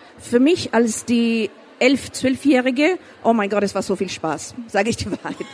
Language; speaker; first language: German; non-native, fluent; Persian